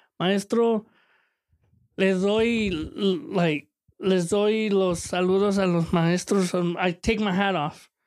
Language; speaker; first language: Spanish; early bilingual, heritage; Spanish